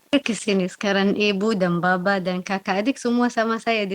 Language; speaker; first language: Indonesian; non-native, learner; Arabic